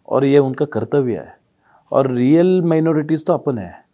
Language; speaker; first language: Hindi; non-native, local second language; Marwari